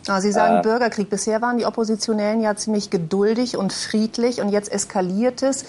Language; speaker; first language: German; native; German